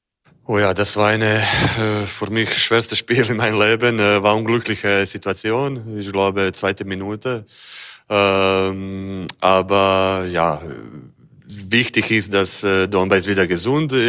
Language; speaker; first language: German; non-native, learner; Croatian